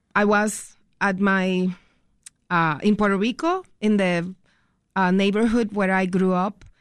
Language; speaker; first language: English; non-native, fluent; Spanish